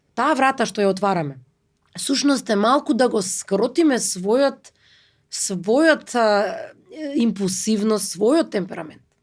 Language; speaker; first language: Macedonian; native; Macedonian